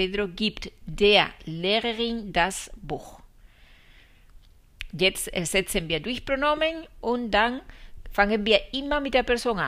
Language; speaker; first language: German; non-native, fluent; Spanish